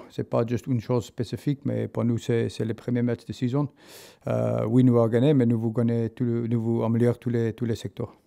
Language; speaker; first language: French; non-native, learner; English